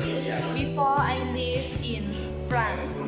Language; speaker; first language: English; non-native, learner; Lao